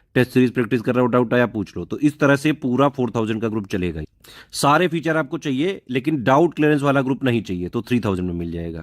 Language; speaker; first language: Hindi; native; Hindi